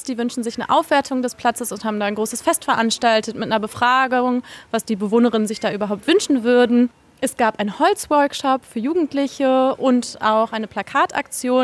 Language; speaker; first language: German; native; German